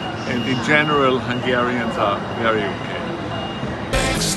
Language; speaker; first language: English; non-native, fluent; German